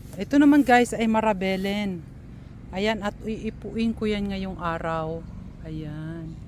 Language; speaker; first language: Filipino; native; Filipino